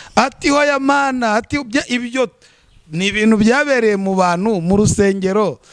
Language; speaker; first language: Kinyarwanda; native; Kinyarwanda